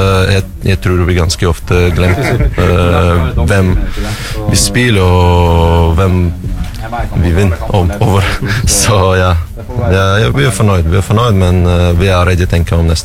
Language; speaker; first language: Norwegian; non-native, learner; Russian